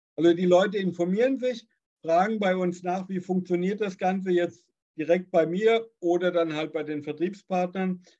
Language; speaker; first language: German; native; German